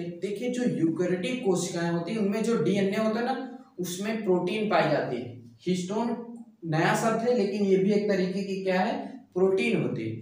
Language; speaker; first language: Hindi; native; Hindi